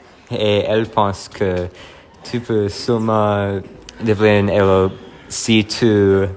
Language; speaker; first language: French; non-native, learner; English